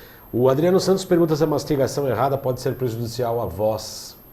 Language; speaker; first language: Portuguese; native; Portuguese